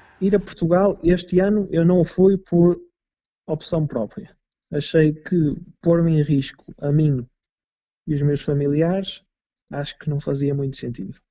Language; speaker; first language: Portuguese; native; Portuguese